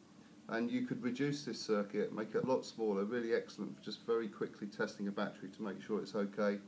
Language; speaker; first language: English; native; English